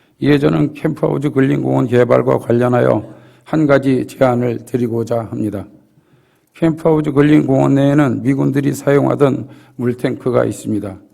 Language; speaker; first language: Korean; native; Korean